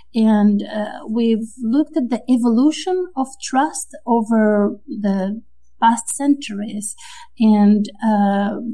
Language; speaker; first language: English; non-native, fluent; Romanian